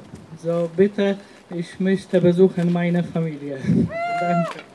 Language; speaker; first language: German; non-native, learner; Polish